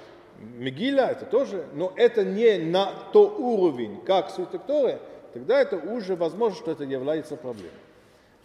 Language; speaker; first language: Russian; non-native, learner; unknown